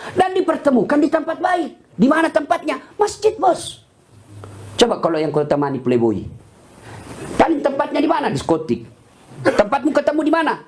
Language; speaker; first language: Indonesian; non-native, local second language; Buginese